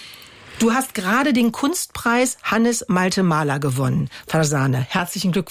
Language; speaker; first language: German; native; German